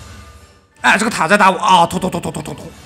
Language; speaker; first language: Chinese; native; Chinese